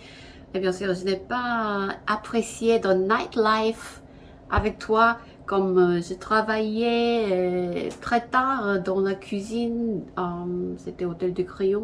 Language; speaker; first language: French; non-native, learner; Korean